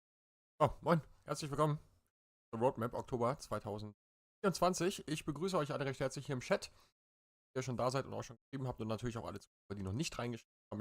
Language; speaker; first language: German; native; German